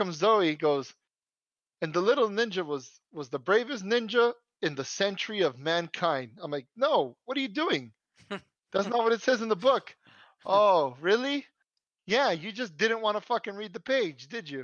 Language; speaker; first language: English; early bilingual, other home language; Spanish